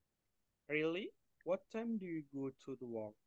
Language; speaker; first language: English; non-native, learner; Indonesian